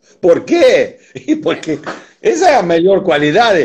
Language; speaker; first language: Portuguese; non-native, learner; Spanish